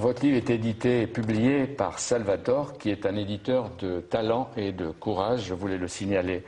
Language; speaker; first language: French; native; French